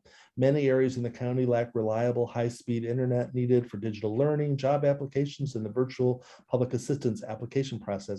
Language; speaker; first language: English; native; English